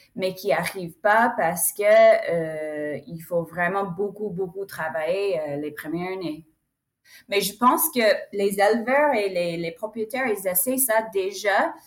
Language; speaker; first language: French; non-native, fluent; English